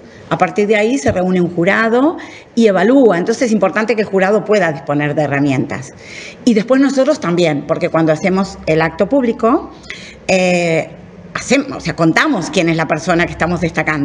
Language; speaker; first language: Spanish; native; Spanish